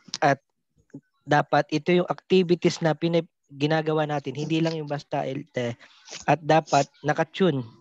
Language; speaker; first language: Filipino; non-native, local second language; Cebuano